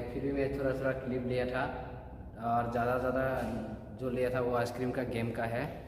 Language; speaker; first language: Hindi; non-native, local second language; Kok Borok